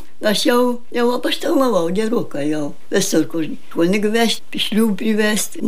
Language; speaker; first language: Lithuanian; native; Lithuanian